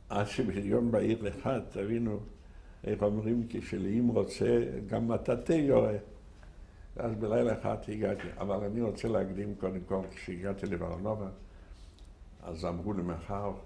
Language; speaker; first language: Hebrew; non-native, fluent; Yiddish